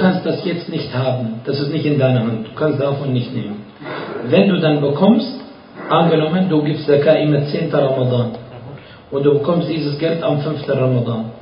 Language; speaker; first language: German; non-native, fluent; Arabic